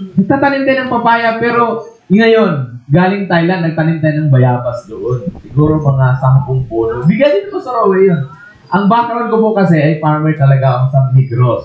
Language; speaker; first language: Filipino; non-native, local second language; Waray